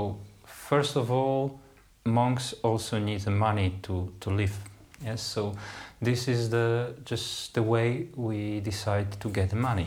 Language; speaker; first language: English; non-native, fluent; Polish